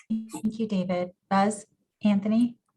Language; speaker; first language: English; native; English